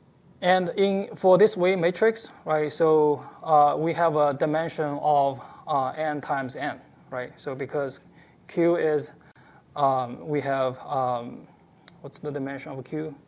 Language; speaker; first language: English; non-native, fluent; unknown